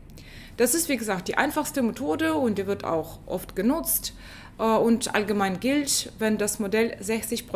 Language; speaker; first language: German; non-native, fluent; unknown